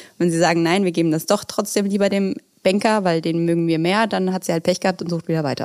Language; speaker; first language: German; native; German